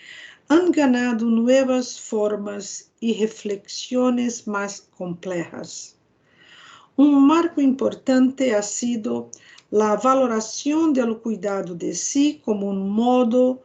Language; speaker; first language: Spanish; non-native, fluent; Portuguese